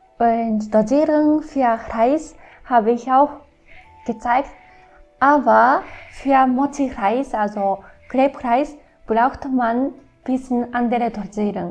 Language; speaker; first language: German; non-native, fluent; Japanese